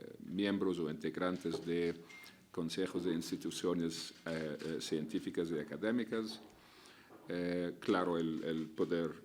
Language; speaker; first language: Spanish; non-native, fluent; Arabic